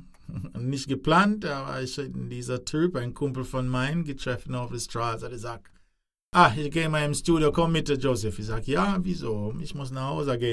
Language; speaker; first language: German; non-native, fluent; English